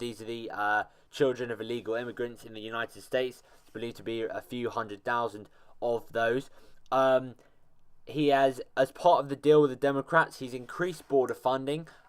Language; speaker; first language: English; native; English